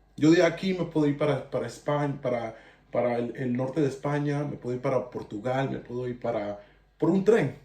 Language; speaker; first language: Spanish; early bilingual, heritage; Spanish